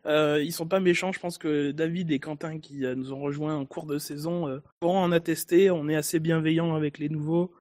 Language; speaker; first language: French; native; French